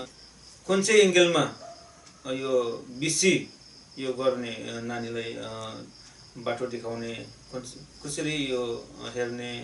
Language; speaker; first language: Nepali; non-native, local second language; Bodo